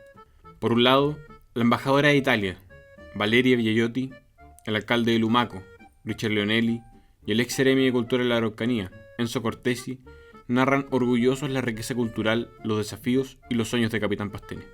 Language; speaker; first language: Spanish; native; Spanish